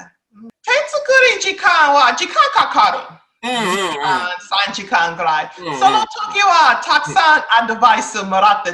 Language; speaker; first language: Japanese; non-native, learner; English